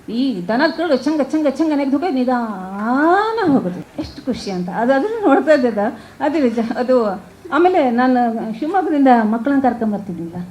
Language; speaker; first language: Kannada; native; Kannada